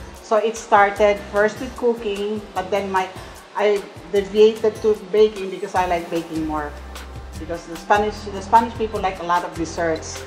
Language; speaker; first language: English; non-native, local second language; Cebuano